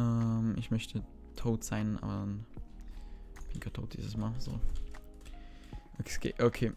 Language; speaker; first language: German; native; German